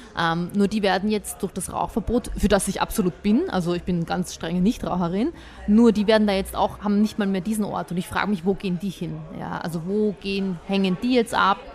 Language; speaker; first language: German; early bilingual, other home language; Bosnian